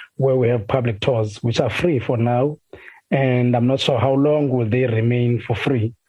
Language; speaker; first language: English; non-native, local second language; Xhosa